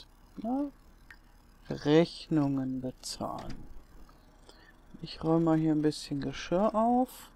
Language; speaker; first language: German; native; German